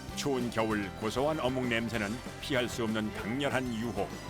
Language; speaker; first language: Korean; native; Korean